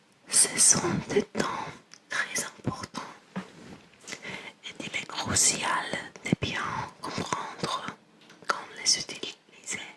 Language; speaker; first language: French; non-native, learner; English